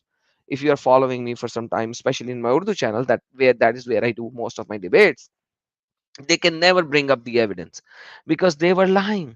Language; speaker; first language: English; non-native, local second language; Urdu